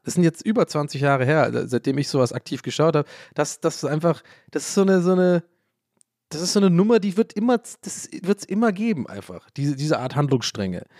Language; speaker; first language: German; early bilingual, other home language; English